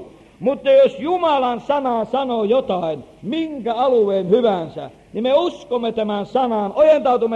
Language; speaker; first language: Finnish; native; Finnish